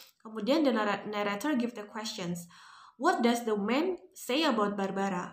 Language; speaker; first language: English; non-native, fluent; Indonesian